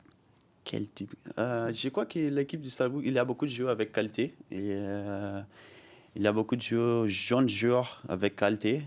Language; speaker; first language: French; non-native, learner; Portuguese